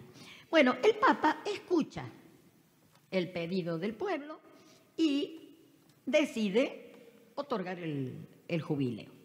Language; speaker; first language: Spanish; native; Spanish